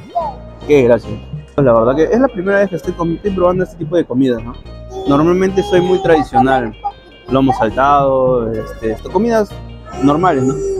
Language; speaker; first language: Spanish; native; Spanish